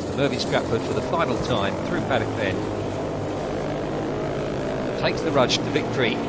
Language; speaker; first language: English; native; English